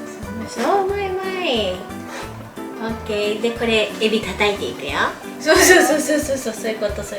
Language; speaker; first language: Japanese; native; Japanese